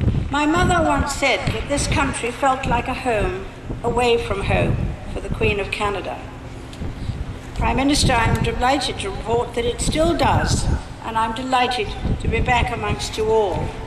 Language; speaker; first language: English; native; English